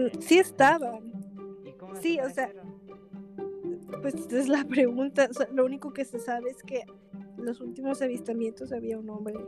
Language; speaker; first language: Spanish; native; Spanish